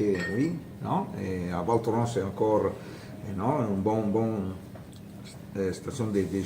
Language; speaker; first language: French; non-native, fluent; Italian